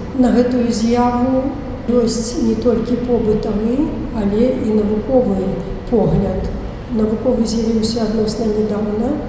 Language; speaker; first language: Belarusian; native; Belarusian